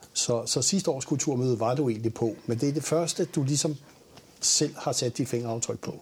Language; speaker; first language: Danish; native; Danish